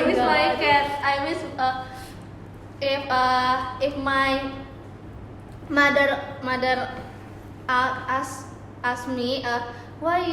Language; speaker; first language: English; non-native, learner; Indonesian